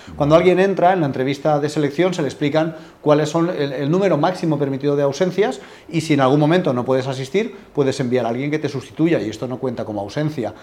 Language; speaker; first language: Spanish; native; Spanish